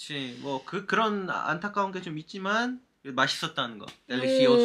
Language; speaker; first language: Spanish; non-native, learner; Korean